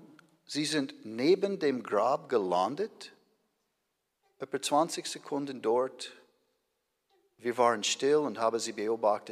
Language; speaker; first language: German; non-native, fluent; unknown